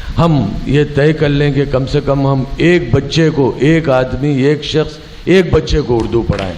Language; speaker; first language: Urdu; native; Urdu